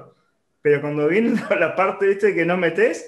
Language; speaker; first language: Spanish; native; Spanish